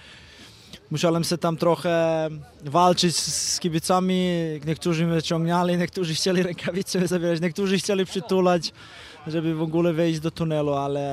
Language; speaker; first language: Polish; non-native, fluent; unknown